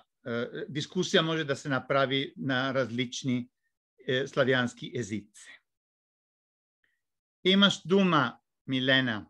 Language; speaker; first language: Bulgarian; non-native, fluent; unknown